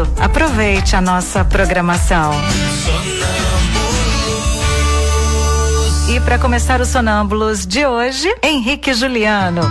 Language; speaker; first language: Portuguese; native; Portuguese